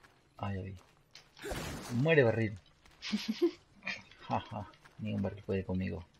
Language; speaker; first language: Spanish; non-native, fluent; Portuguese